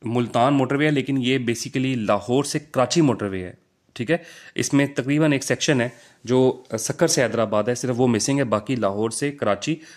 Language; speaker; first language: Urdu; non-native, local second language; Punjabi